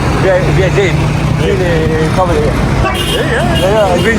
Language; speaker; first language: German; non-native, learner; Arabic